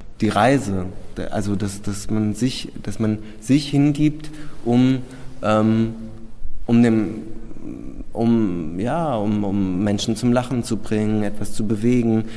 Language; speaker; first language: German; early bilingual, other home language; Czech